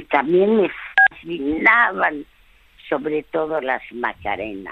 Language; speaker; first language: Spanish; early bilingual, other home language; French